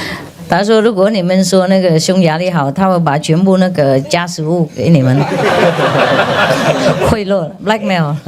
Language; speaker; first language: Chinese; non-native, fluent; Vietnamese